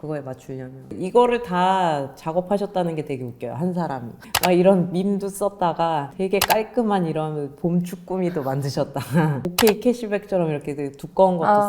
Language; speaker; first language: Korean; native; Korean